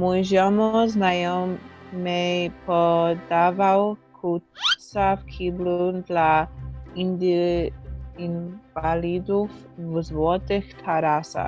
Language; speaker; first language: Polish; early bilingual, heritage; Polish